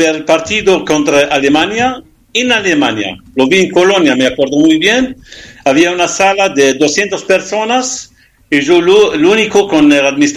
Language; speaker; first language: Spanish; non-native, fluent; Arabic